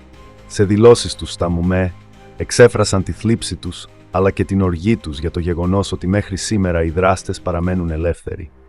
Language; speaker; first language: Greek; native; Greek